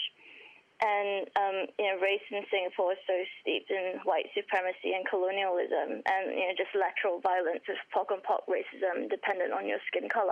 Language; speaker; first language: English; native; English